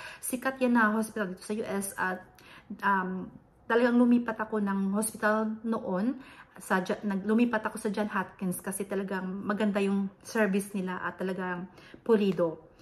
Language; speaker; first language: Filipino; non-native, local second language; Hiligaynon